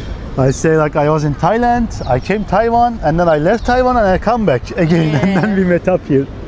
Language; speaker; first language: English; non-native, learner; Turkish